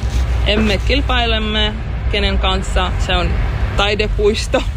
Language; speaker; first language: Finnish; non-native, learner; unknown